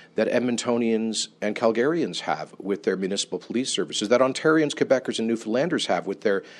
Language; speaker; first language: English; native; English